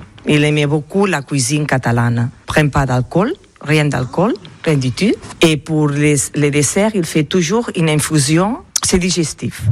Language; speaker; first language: French; non-native, learner; Catalan